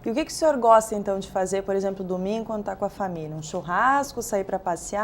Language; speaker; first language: Portuguese; native; Portuguese